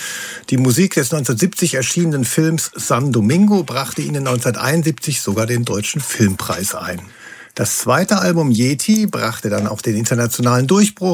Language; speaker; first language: German; native; German